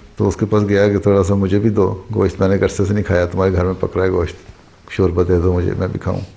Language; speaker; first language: Urdu; native; Urdu